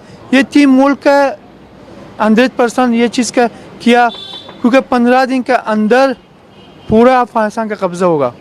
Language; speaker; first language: Hindi; non-native, learner; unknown